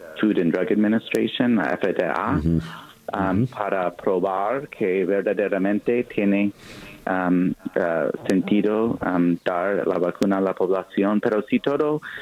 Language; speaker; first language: Spanish; non-native, fluent; English